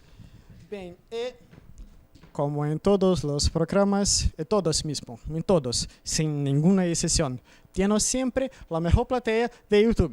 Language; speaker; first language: Spanish; non-native, learner; Portuguese